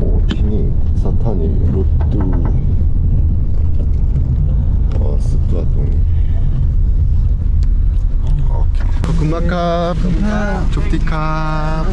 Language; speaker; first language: Thai; non-native, learner; Korean